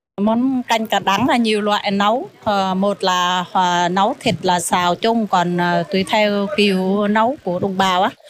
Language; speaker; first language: Vietnamese; non-native, local second language; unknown